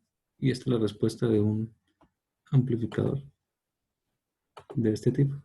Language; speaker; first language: Spanish; native; Spanish